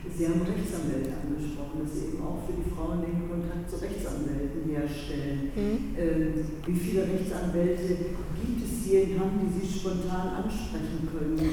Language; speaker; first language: German; native; German